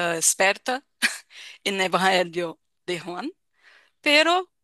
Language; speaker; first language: Spanish; non-native, fluent; Portuguese